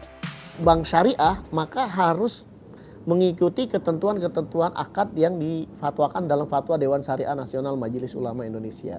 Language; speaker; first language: Indonesian; native; Indonesian